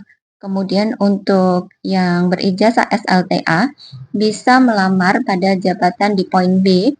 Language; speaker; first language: Indonesian; native; Indonesian